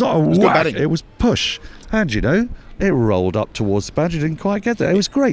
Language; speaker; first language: English; native; English